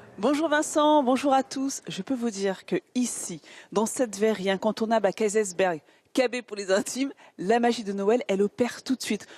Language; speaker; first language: French; native; French